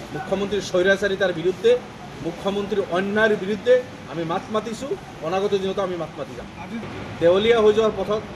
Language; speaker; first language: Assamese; non-native, local second language; Bangla